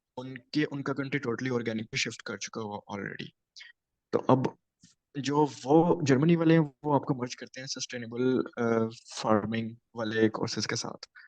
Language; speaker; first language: Urdu; non-native, local second language; Punjabi